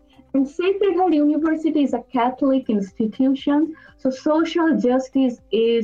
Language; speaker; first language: English; non-native, local second language; Bangla